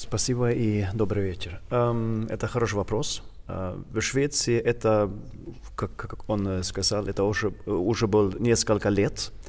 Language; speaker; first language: Russian; non-native, learner; Swedish